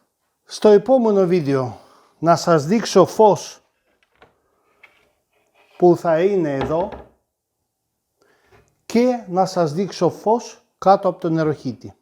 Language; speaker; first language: Greek; non-native, fluent; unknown